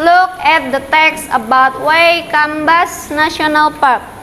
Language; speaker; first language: English; non-native, learner; Indonesian